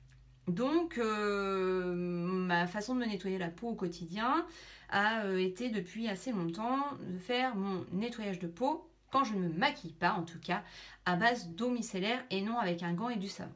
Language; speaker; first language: French; native; French